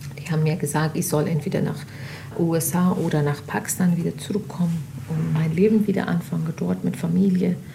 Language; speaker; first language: German; non-native, fluent; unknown